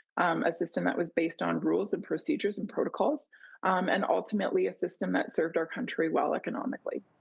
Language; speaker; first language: English; native; English